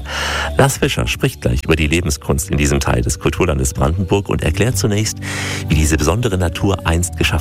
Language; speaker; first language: German; native; German